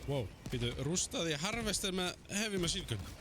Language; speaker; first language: Icelandic; native; Icelandic